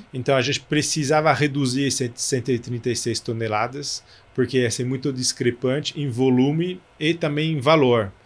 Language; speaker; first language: Portuguese; non-native, fluent; French